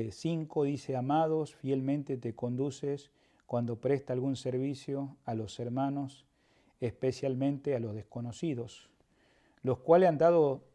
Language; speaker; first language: Spanish; native; Spanish